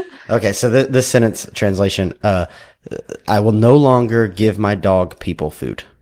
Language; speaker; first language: English; native; English